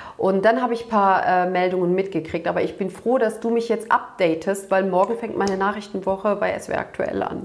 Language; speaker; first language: German; early bilingual, other home language; Turkish